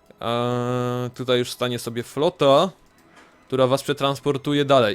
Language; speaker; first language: Polish; native; Polish